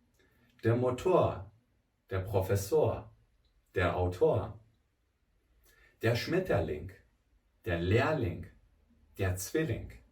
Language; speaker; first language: German; non-native, fluent; Persian